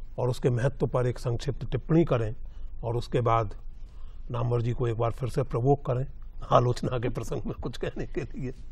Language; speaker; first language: Hindi; native; Hindi